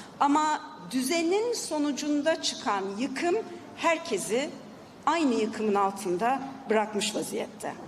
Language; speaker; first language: Turkish; native; Turkish